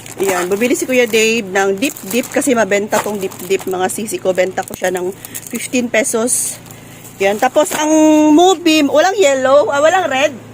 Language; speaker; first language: Filipino; non-native, local second language; Cebuano